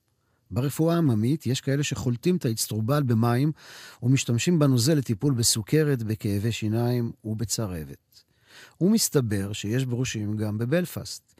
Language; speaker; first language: Hebrew; native; Hebrew